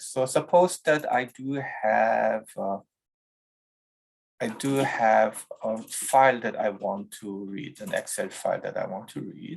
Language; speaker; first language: English; non-native, fluent; Korean